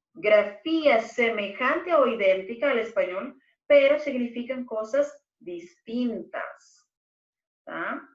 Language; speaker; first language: Spanish; non-native, fluent; Portuguese